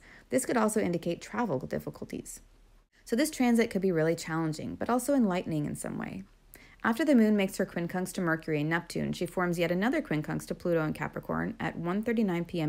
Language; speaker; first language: English; native; English